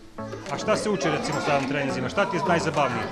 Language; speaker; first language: Serbian; native; Serbian